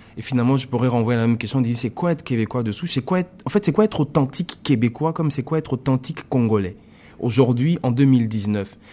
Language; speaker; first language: French; non-native, local second language; Lingala